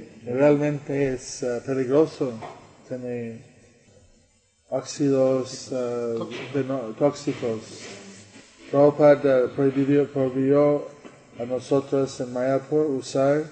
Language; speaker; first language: Spanish; non-native, learner; English